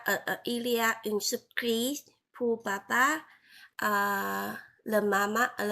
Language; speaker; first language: French; non-native, learner; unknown